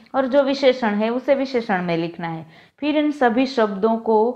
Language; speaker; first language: Hindi; non-native, local second language; Gujarati